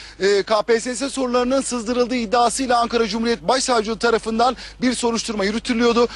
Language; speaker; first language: Turkish; native; Turkish